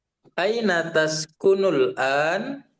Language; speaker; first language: Arabic; non-native, learner; Indonesian